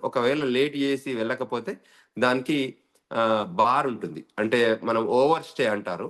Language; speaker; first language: Telugu; native; Telugu